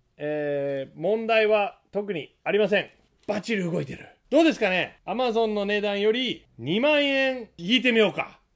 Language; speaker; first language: Japanese; non-native, fluent; English